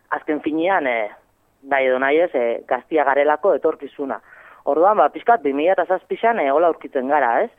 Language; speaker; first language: Basque; native; Basque